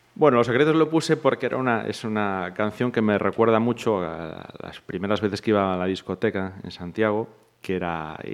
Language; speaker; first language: Spanish; native; Spanish